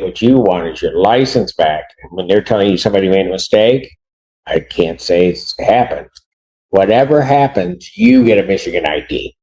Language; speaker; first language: English; native; English